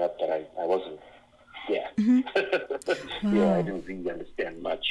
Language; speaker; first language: English; non-native, local second language; Shona